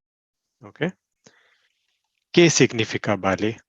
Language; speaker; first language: Spanish; non-native, learner; Malayalam